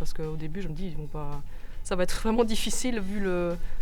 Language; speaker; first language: French; native; French